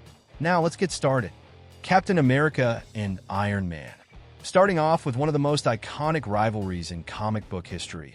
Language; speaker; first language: English; native; English